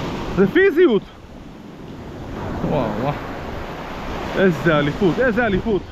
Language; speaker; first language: Hebrew; native; Hebrew